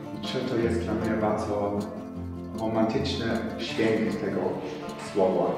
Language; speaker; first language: Polish; non-native, learner; German